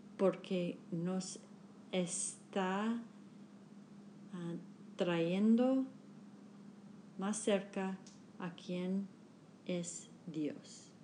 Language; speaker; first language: Spanish; non-native, learner; English